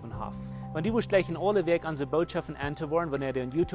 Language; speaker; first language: German; non-native, learner; Plautdietsch